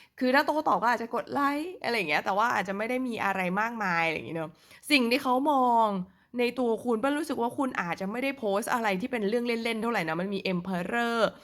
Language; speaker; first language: Thai; native; Thai